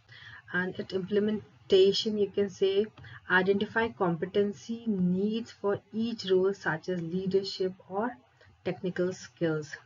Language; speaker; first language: English; non-native, local second language; Hindi